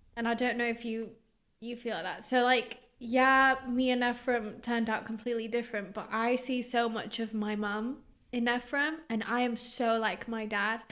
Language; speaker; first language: English; early bilingual, other home language; Greek